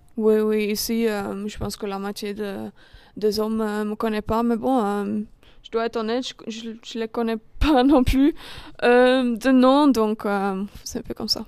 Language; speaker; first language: French; non-native, local second language; Dutch